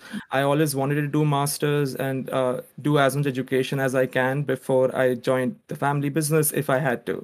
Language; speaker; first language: English; non-native, local second language; Gujarati